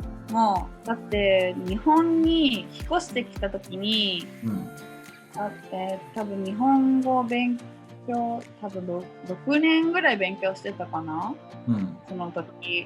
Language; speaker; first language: Japanese; non-native, fluent; English